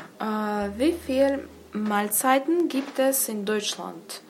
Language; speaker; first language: German; non-native, learner; Russian